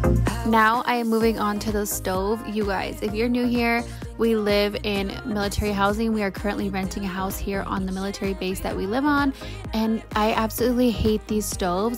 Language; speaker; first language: English; native; English